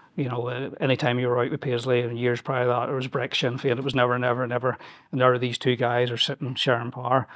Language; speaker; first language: English; native; English